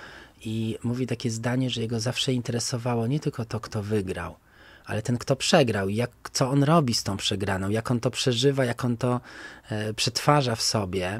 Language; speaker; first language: Polish; native; Polish